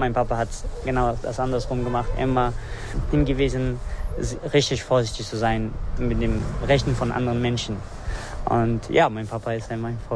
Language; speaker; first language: German; non-native, fluent; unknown